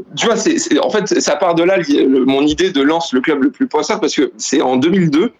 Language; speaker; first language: French; native; French